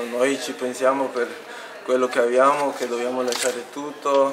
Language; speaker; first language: Italian; non-native, fluent; Spanish